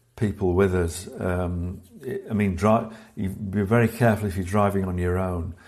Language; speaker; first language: English; native; English